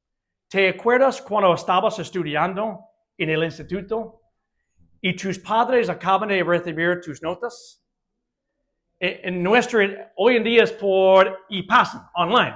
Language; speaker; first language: Spanish; non-native, fluent; English